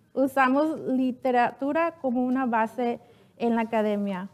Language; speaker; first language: Spanish; early bilingual, heritage; Spanish